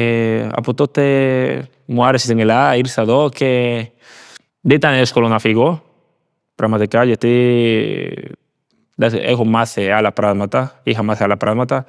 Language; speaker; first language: Greek; non-native, learner; Spanish